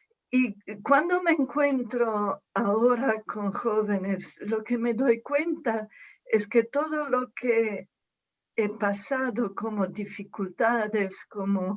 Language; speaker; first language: Spanish; non-native, fluent; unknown